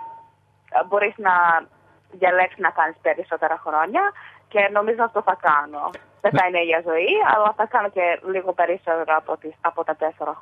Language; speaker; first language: Greek; early bilingual, heritage; Greek